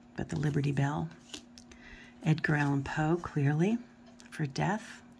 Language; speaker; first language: English; native; English